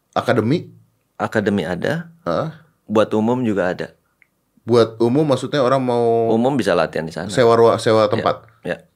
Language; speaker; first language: Indonesian; native; Indonesian